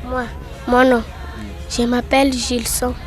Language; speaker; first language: French; non-native, learner; Swahili